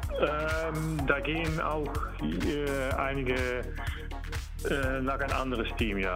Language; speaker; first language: German; non-native, learner; Dutch